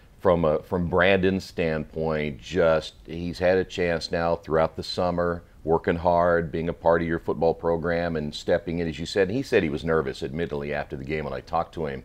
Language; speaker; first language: English; native; English